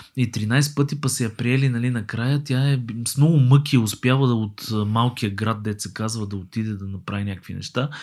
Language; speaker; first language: Bulgarian; native; Bulgarian